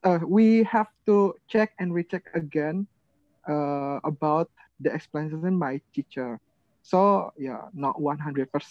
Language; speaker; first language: English; non-native, learner; Indonesian